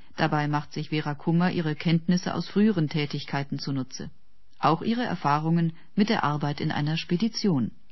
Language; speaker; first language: German; native; German